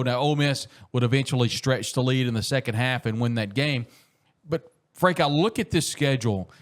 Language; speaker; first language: English; native; English